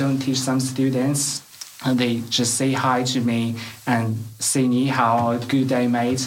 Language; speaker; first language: English; non-native, learner; Chinese